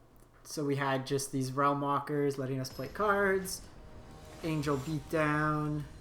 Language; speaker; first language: English; native; English